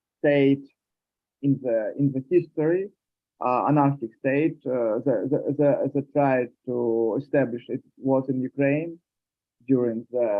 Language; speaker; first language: English; non-native, learner; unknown